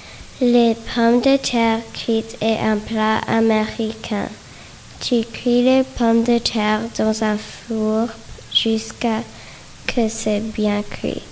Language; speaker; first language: French; non-native, learner; English